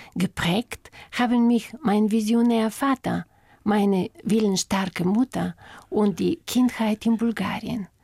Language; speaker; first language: German; non-native, fluent; Bulgarian